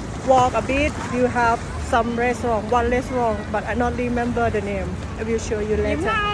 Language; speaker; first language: English; non-native, learner; Thai